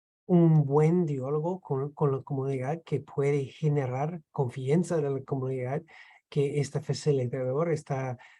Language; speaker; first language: Spanish; non-native, fluent; English